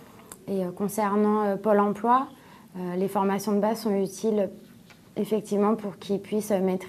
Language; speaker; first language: French; native; French